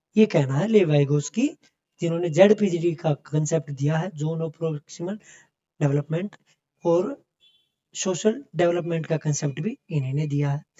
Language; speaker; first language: Hindi; native; Hindi